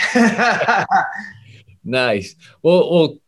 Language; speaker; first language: English; native; English